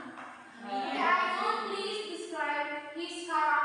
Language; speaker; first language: English; non-native, learner; Indonesian